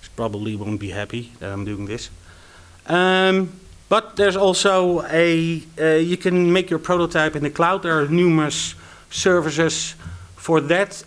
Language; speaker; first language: English; non-native, fluent; Dutch